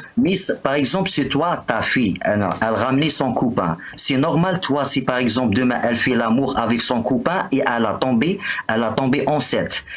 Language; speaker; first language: French; non-native, local second language; Arabic